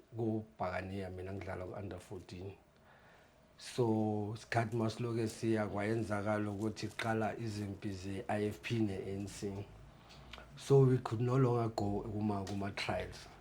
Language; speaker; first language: Zulu; native; Zulu